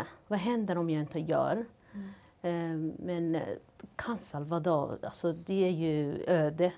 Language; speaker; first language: Swedish; non-native, fluent; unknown